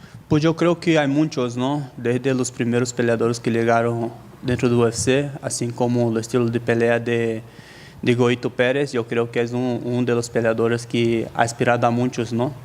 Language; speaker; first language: Spanish; native; Spanish